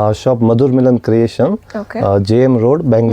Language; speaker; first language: Kannada; non-native, local second language; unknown